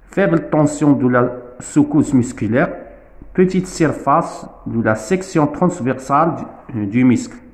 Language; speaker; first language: French; non-native, local second language; Arabic